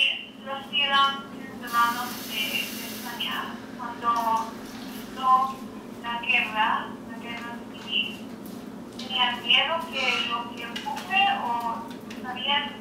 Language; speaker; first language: Spanish; non-native, learner; English